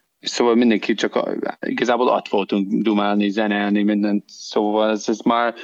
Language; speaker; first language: Hungarian; non-native, learner; English